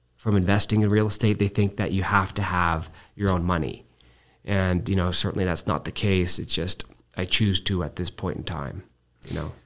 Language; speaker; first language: English; native; English